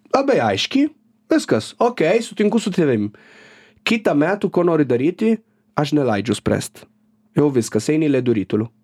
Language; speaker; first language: Lithuanian; non-native, fluent; Italian